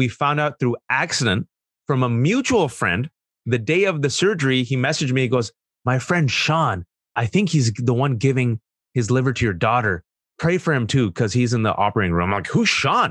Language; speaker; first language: English; early bilingual, other home language; Urdu